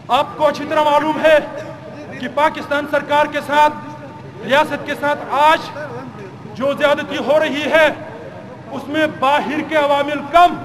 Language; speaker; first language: Urdu; non-native, local second language; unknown